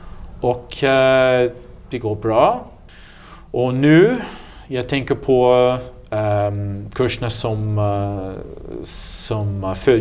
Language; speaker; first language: Swedish; non-native, learner; English